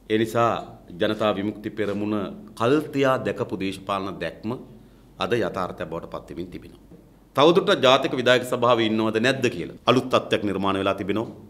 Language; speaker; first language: Sinhala; native; Sinhala